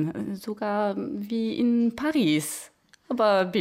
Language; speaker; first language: German; non-native, fluent; French